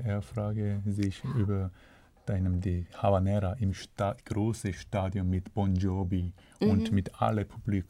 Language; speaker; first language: German; non-native, fluent; Korean